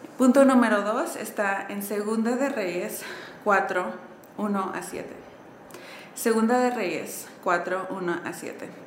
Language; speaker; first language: Spanish; early bilingual, heritage; Spanish